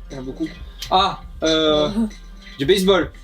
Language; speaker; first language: French; native; French